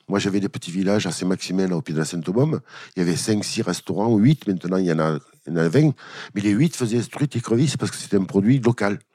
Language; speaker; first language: French; native; French